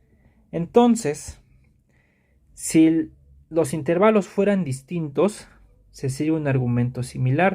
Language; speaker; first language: Spanish; native; Spanish